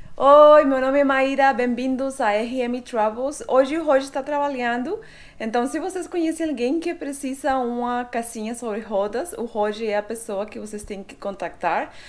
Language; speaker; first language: Portuguese; non-native, fluent; Spanish